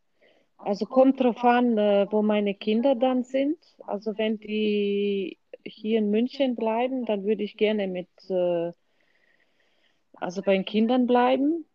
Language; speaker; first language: German; non-native, fluent; Croatian